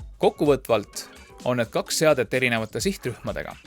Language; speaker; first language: Estonian; native; Estonian